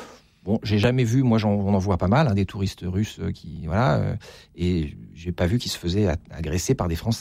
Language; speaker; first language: French; native; French